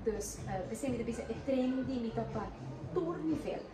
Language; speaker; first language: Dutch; non-native, local second language; Papiamento